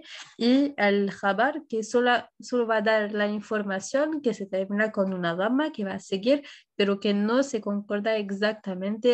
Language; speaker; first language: Spanish; non-native, fluent; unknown